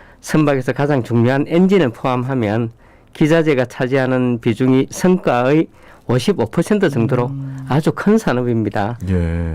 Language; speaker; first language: Korean; native; Korean